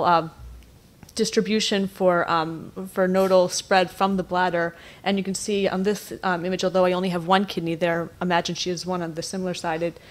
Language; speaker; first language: English; native; English